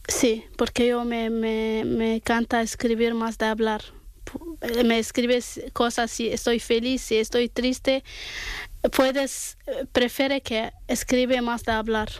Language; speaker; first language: Spanish; non-native, learner; Arabic